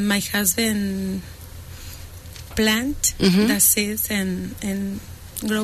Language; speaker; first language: English; non-native, learner; Spanish